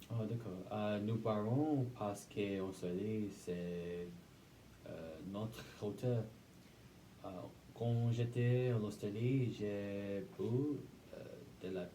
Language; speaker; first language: French; non-native, learner; English